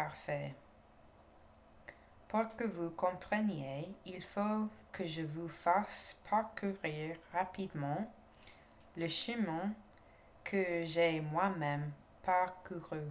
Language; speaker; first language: French; non-native, learner; English